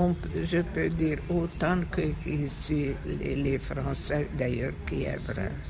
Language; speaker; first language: French; non-native, fluent; Hungarian